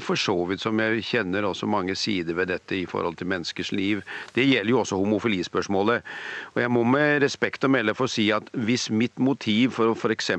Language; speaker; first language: Norwegian; native; Norwegian